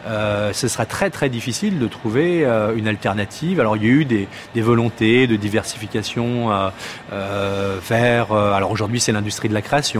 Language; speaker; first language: French; native; French